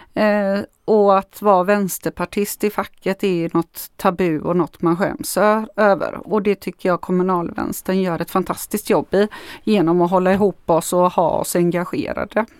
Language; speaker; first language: Swedish; non-native, fluent; Macedonian